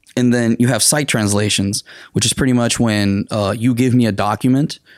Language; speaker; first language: English; non-native, fluent; Spanish